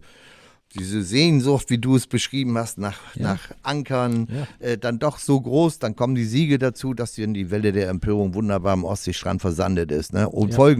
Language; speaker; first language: German; native; German